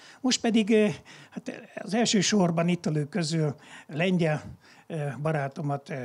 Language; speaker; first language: Hungarian; native; Hungarian